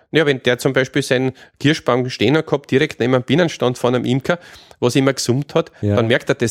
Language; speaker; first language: German; native; German